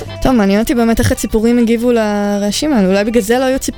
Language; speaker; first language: Hebrew; native; Hebrew